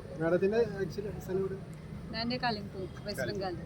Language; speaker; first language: Malayalam; non-native, learner; Nepali